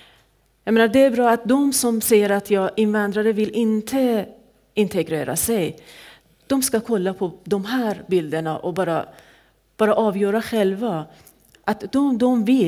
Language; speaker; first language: Swedish; non-native, fluent; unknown